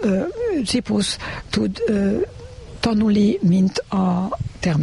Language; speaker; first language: Hungarian; non-native, learner; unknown